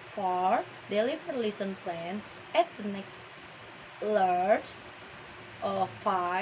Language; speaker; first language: English; non-native, learner; Indonesian